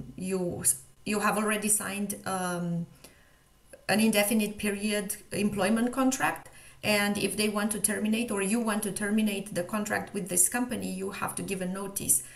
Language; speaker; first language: English; non-native, fluent; Romanian